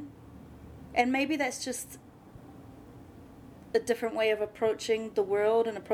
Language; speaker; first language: English; native; English